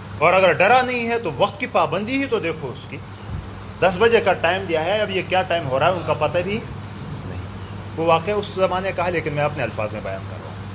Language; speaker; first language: Urdu; non-native, local second language; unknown